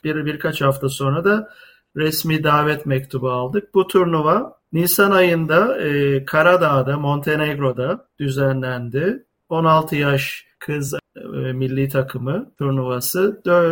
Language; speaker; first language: Turkish; native; Turkish